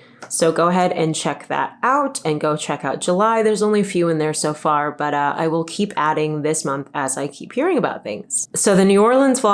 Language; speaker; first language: English; native; English